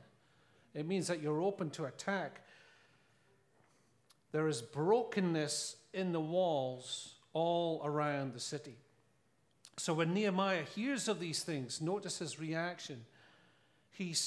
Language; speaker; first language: English; native; English